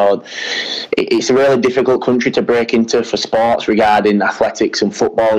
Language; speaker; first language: English; native; English